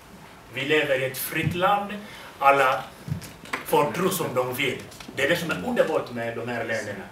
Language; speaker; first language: Swedish; non-native, fluent; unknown